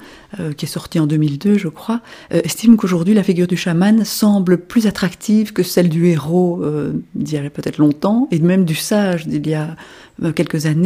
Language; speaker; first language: French; native; French